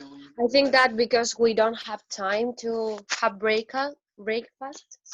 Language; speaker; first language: English; non-native, learner; Spanish